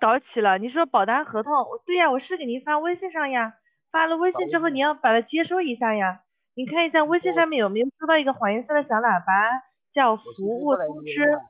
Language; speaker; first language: Chinese; native; Chinese